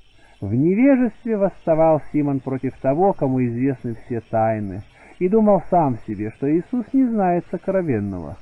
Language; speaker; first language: Russian; native; Russian